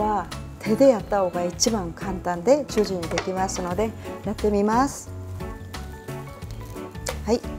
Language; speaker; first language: Japanese; non-native, fluent; Korean